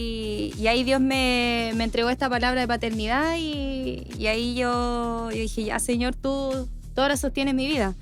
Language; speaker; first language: Spanish; native; Spanish